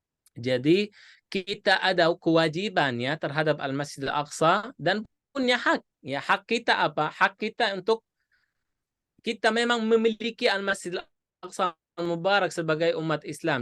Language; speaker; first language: Indonesian; non-native, fluent; Arabic